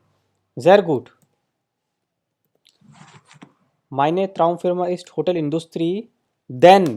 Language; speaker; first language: German; non-native, fluent; Hindi